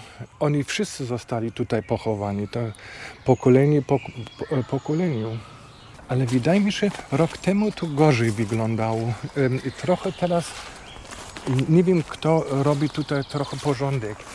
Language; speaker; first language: Polish; non-native, fluent; German